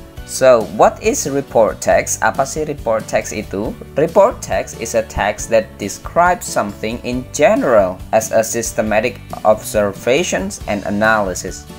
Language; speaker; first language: English; non-native, fluent; Indonesian